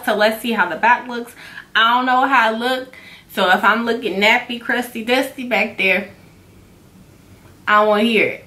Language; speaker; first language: English; native; English